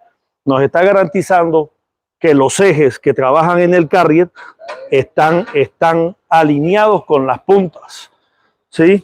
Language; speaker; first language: Spanish; native; Spanish